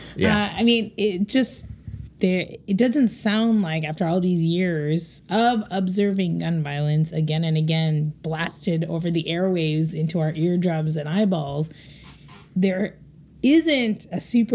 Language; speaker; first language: English; native; English